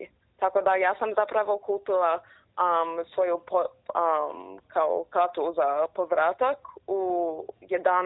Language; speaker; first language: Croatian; early bilingual, heritage; Croatian